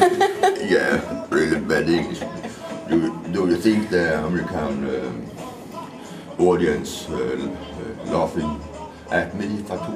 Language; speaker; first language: English; non-native, learner; Swedish